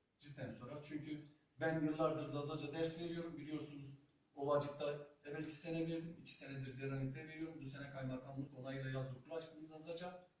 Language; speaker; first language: Turkish; non-native, local second language; Zaza